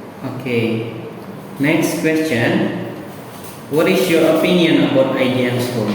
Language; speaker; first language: English; non-native, learner; Indonesian